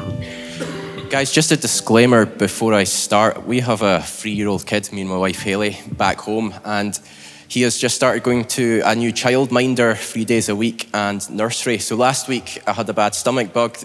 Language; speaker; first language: English; native; English